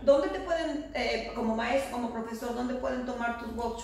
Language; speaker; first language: Spanish; native; Spanish